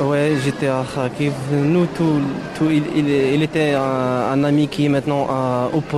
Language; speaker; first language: French; non-native, learner; Arabic